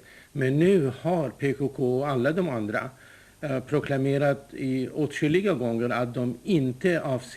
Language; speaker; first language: Swedish; non-native, fluent; Kurdish